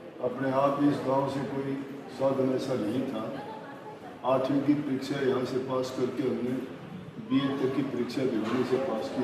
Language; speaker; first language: Hindi; native; Hindi